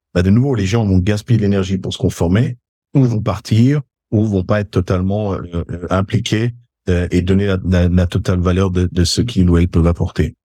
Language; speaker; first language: French; native; French